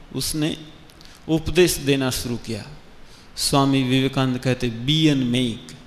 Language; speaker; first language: Hindi; non-native, local second language; Bangla